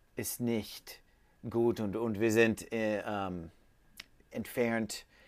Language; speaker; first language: German; non-native, learner; English